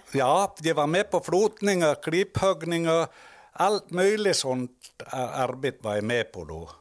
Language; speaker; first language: Swedish; native; Swedish